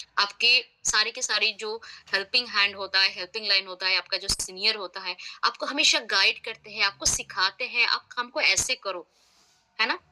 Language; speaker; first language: Hindi; non-native, local second language; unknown